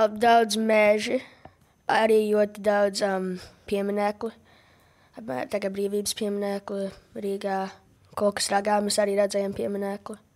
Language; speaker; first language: Latvian; early bilingual, heritage; English